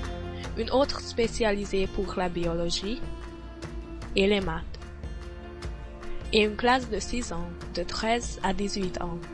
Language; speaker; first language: French; non-native, learner; Hungarian